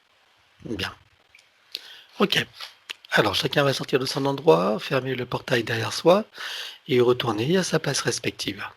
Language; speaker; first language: French; native; French